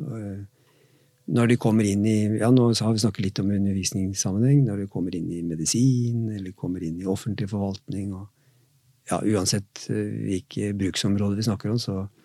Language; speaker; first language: Norwegian; native; Norwegian